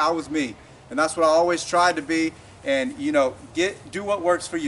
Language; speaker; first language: English; native; English